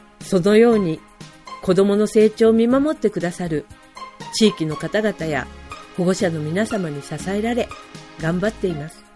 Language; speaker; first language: Japanese; native; Japanese